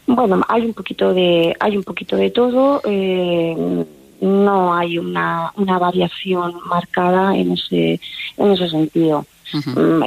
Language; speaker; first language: Spanish; native; Spanish